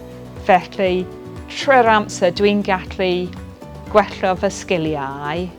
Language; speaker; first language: Welsh; non-native, fluent; English